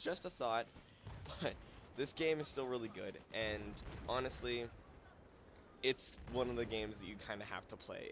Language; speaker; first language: English; native; English